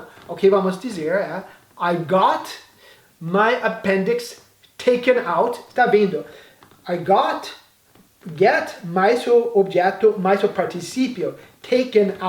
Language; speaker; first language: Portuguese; non-native, fluent; English